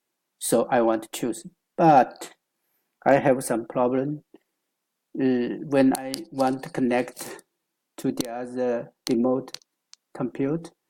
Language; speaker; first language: English; non-native, learner; Chinese